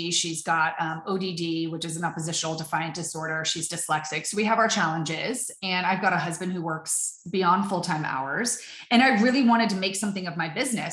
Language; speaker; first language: English; native; English